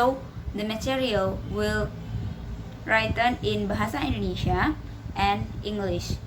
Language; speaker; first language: English; non-native, learner; Indonesian